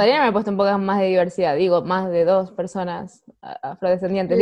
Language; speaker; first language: Spanish; native; Spanish